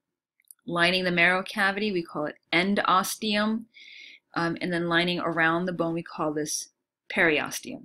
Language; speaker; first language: English; native; English